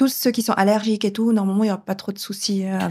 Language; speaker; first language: French; native; French